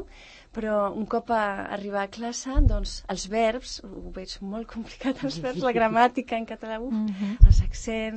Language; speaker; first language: Catalan; non-native, local second language; French